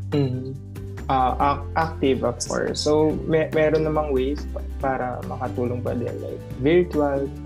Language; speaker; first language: Filipino; native; Filipino